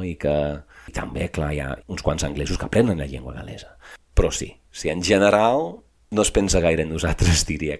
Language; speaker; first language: Catalan; non-native, fluent; English